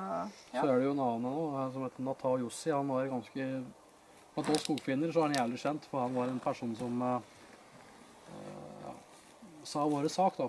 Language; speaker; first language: Norwegian; native; Norwegian